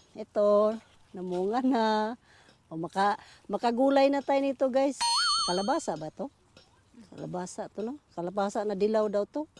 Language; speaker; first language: Filipino; non-native, local second language; Cebuano